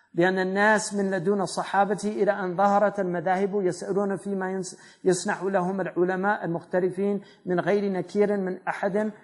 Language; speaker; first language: Arabic; non-native, fluent; English